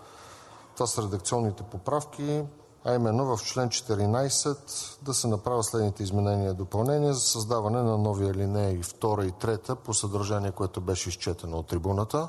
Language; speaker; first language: Bulgarian; native; Bulgarian